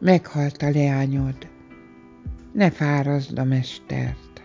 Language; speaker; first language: Hungarian; native; Hungarian